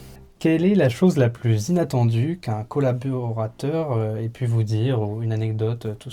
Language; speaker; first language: French; native; French